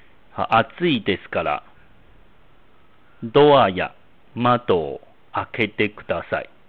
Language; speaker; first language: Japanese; non-native, fluent; Chinese